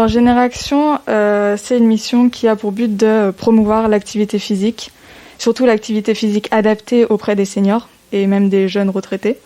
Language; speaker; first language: French; native; French